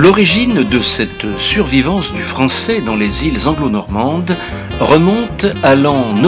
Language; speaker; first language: French; native; French